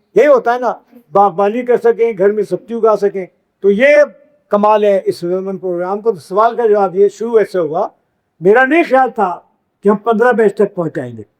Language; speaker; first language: Urdu; native; Urdu